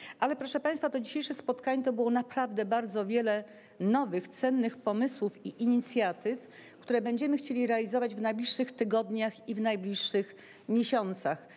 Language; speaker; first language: Polish; native; Polish